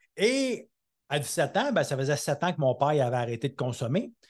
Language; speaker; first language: French; native; French